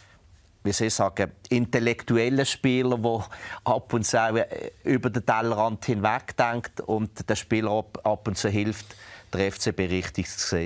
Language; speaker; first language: German; native; German